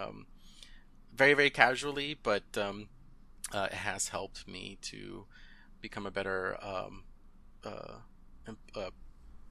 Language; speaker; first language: English; early bilingual, other home language; Spanish